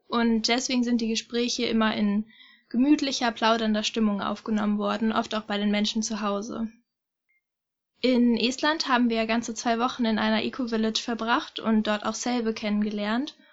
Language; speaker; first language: German; native; German